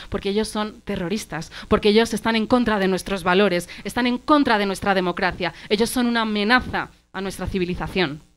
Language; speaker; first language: Spanish; early bilingual, other home language; Arabic